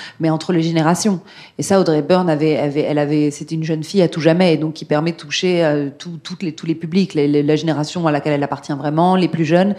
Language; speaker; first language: French; native; French